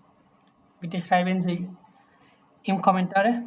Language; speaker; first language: German; non-native, fluent; Bangla